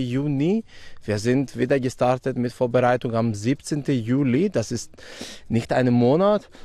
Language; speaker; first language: German; non-native, fluent; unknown